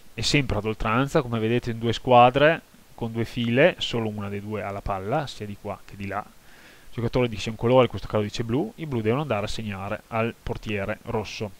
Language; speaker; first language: Italian; native; Italian